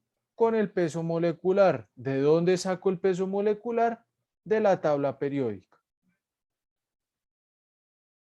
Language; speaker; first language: Spanish; native; Spanish